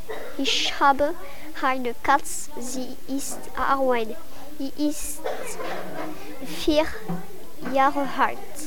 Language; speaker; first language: German; non-native, learner; French